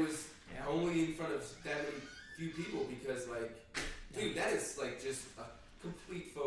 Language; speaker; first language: English; native; English